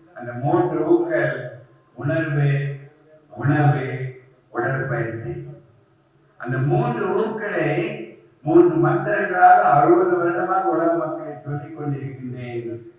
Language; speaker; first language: Tamil; native; Tamil